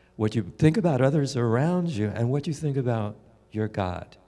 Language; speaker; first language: English; native; English